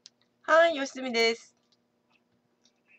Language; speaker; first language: Japanese; native; Japanese